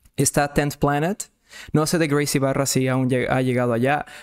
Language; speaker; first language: Spanish; non-native, fluent; Serbian